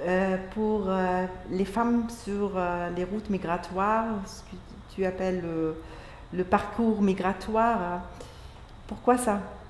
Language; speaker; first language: French; non-native, fluent; German